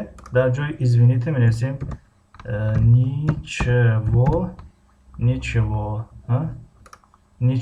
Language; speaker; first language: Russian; non-native, fluent; Tajik